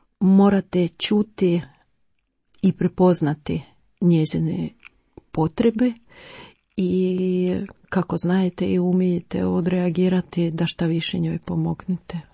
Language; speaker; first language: Croatian; non-native, fluent; Ukrainian